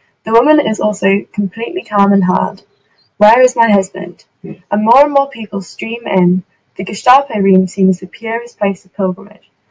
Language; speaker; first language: English; native; English